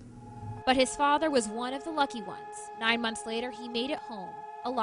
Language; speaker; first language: English; native; English